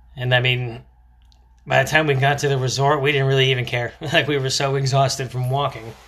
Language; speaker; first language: English; native; English